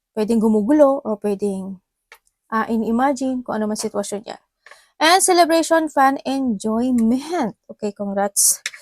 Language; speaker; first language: Filipino; native; Filipino